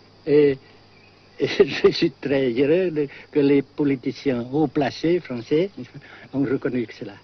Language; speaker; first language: French; non-native, fluent; Vietnamese